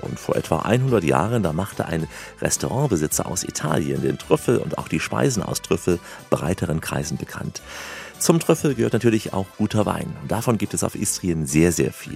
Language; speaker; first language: German; native; German